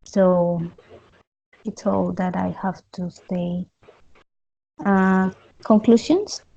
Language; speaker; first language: English; non-native, learner; Spanish